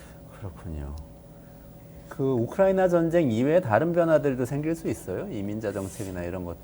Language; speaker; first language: Korean; native; Korean